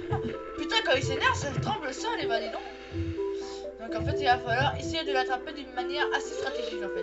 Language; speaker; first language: French; native; French